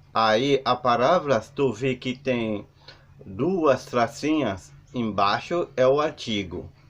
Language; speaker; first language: Portuguese; non-native, learner; Haitian Creole